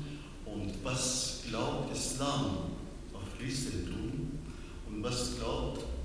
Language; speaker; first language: German; non-native, learner; Persian